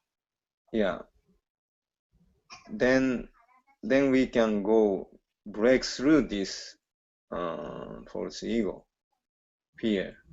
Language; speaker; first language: English; non-native, learner; Japanese